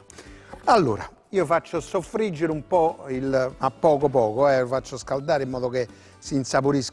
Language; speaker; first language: Italian; native; Italian